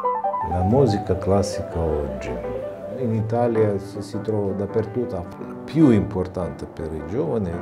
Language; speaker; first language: Italian; non-native, learner; Russian